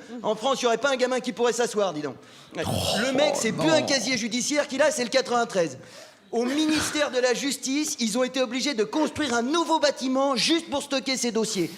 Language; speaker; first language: French; native; French